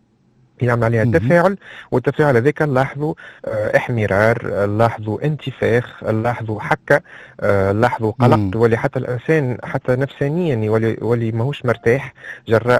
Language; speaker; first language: Arabic; native; Arabic